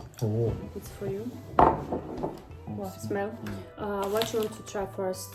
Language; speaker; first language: English; non-native, learner; Ukrainian